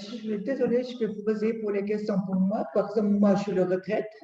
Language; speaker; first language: French; non-native, learner; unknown